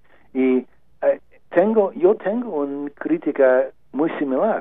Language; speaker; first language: Spanish; non-native, learner; English